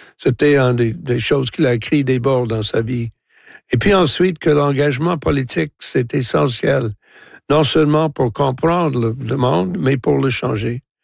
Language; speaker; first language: French; non-native, local second language; English